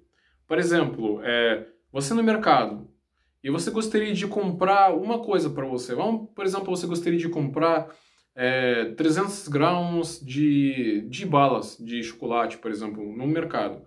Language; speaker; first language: Portuguese; non-native, learner; Russian